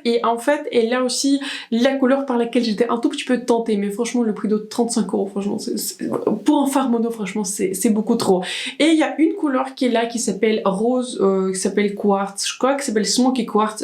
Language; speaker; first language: French; native; French